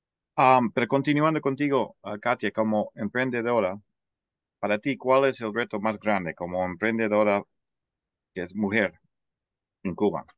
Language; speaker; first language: Spanish; non-native, fluent; English